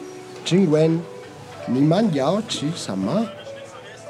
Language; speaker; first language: Chinese; non-native, learner; Spanish